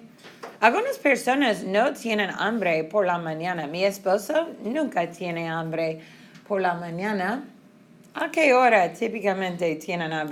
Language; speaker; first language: Spanish; non-native, fluent; English